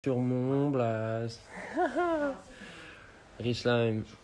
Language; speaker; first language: French; native; French